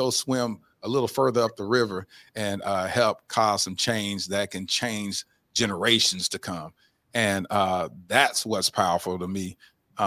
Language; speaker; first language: English; native; English